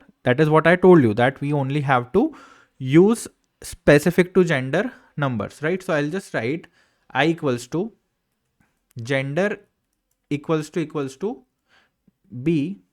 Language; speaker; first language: English; non-native, local second language; Hindi